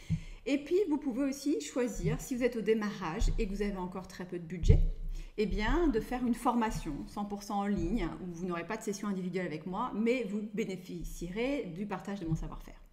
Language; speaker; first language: French; native; French